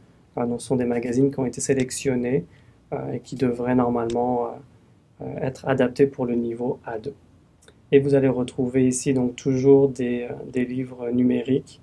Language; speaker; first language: French; native; French